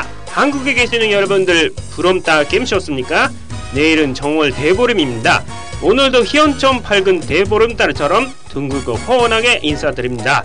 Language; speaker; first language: Korean; non-native, fluent; Japanese